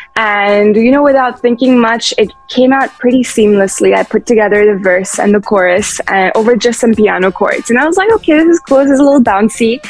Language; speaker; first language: English; early bilingual, heritage; English